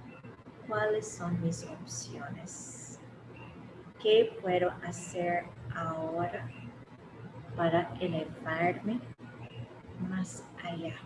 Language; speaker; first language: Spanish; early bilingual, heritage; English